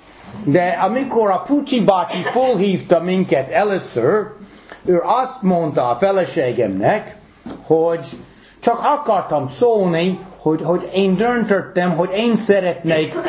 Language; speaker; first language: Hungarian; early bilingual, heritage; English